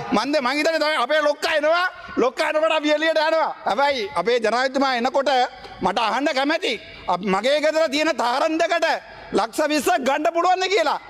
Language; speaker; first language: Sinhala; non-native, local second language; Tamil